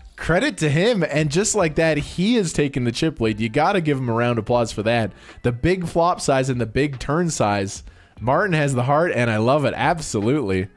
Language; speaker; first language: English; native; English